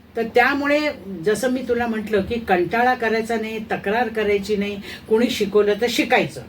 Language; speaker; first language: Marathi; native; Marathi